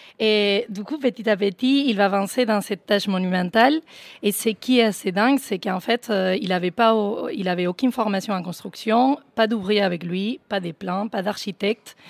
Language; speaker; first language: French; non-native, fluent; Spanish